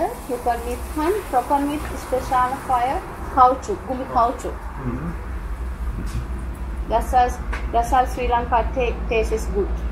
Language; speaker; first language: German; non-native, learner; Sinhala